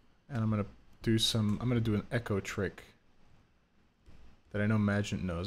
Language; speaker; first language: English; early bilingual, other home language; French